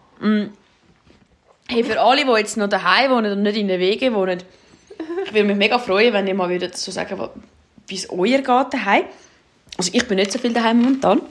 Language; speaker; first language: German; native; German